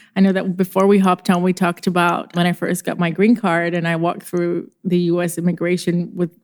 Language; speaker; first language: English; non-native, fluent; Czech